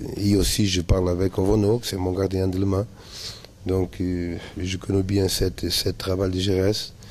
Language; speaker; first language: French; non-native, learner; Portuguese